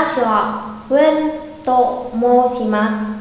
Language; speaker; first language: Japanese; non-native, fluent; Vietnamese